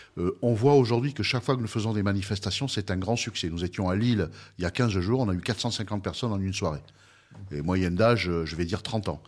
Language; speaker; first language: French; native; French